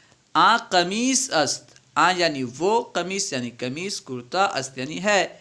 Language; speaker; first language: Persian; non-native, fluent; Urdu